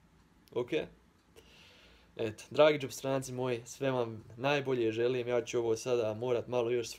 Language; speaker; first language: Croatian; early bilingual, heritage; Croatian